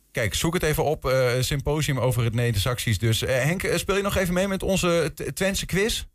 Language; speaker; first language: Dutch; native; Dutch